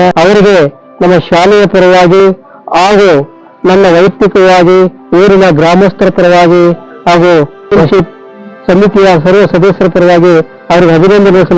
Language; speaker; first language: Kannada; native; Kannada